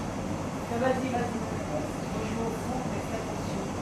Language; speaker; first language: French; native; French